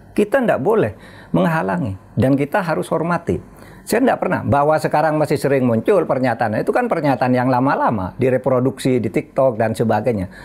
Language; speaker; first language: Indonesian; non-native, local second language; Madurese